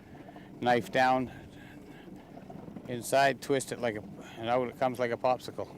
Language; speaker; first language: English; native; English